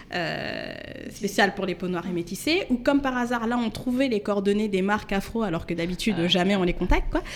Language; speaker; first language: French; native; French